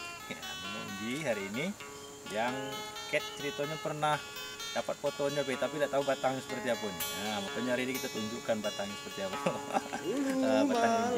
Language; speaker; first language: Indonesian; native; Indonesian